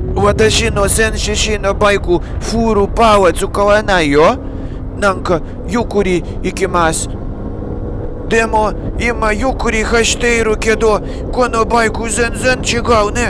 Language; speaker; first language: Japanese; non-native, learner; Russian